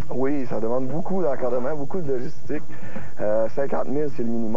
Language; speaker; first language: French; native; French